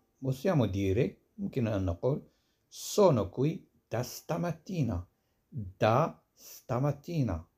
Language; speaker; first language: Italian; non-native, fluent; Arabic